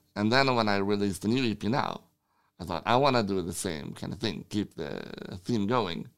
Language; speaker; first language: English; non-native, fluent; Swedish